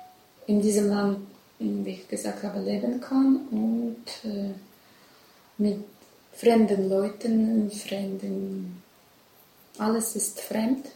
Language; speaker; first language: German; non-native, learner; Russian